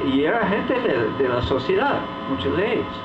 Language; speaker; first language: Spanish; non-native, fluent; English